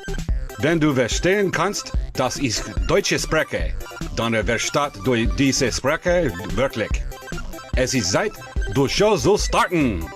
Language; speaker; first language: German; non-native, learner; English